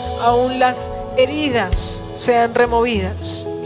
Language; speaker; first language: Spanish; native; Spanish